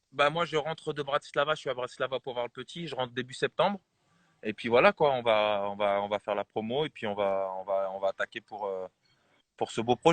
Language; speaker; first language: French; native; French